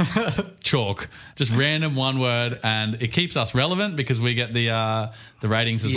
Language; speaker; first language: English; native; English